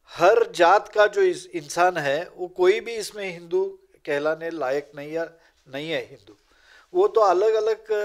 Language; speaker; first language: Urdu; non-native, local second language; Marathi